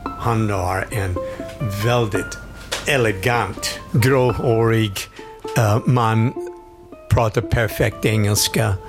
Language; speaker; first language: Swedish; non-native, fluent; English